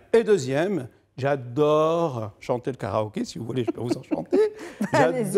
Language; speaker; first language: French; non-native, local second language; Arabic